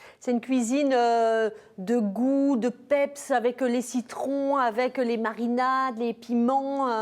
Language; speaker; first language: French; native; French